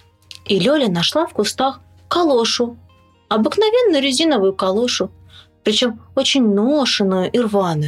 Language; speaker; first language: Russian; native; Russian